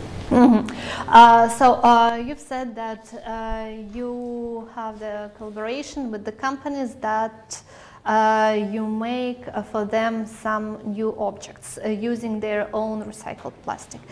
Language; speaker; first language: English; non-native, fluent; Russian